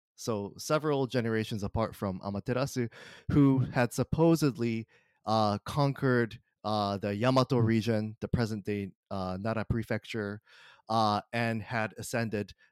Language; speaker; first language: English; early bilingual, other home language; Japanese